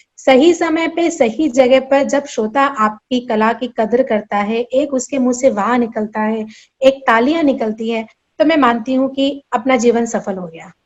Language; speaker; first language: Hindi; non-native, local second language; Marathi